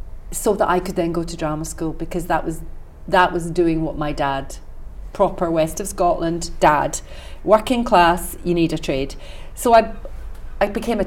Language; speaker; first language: English; native; English